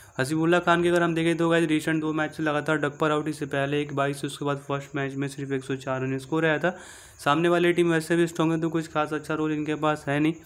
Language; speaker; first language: Hindi; native; Hindi